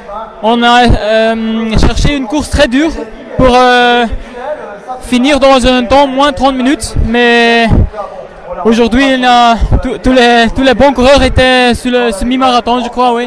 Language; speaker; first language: French; non-native, learner; Dutch